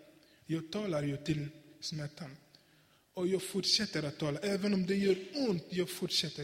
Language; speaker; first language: Swedish; non-native, fluent; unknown